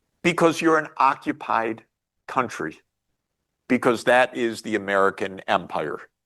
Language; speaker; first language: English; native; English